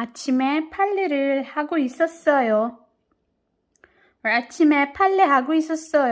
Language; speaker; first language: Korean; non-native, fluent; Filipino